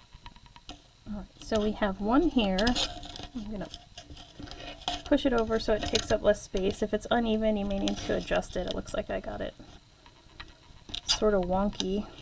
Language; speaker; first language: English; native; English